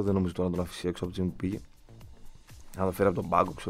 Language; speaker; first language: Greek; native; Greek